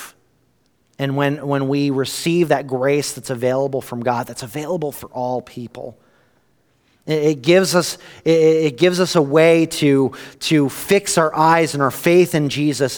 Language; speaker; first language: English; native; English